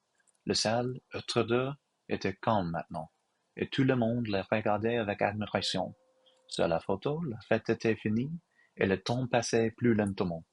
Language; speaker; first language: French; non-native, learner; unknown